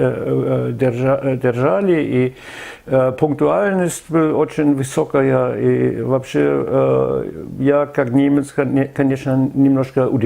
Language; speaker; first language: Russian; non-native, fluent; German